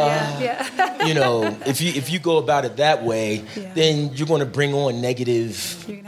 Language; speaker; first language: English; native; English